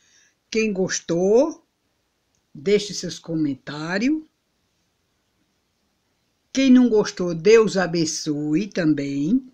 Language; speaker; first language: Portuguese; native; Portuguese